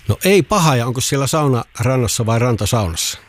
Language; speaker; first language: Finnish; native; Finnish